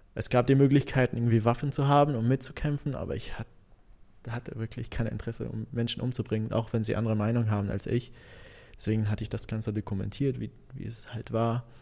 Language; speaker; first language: German; non-native, fluent; Arabic